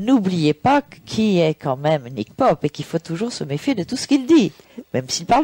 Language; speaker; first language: French; native; French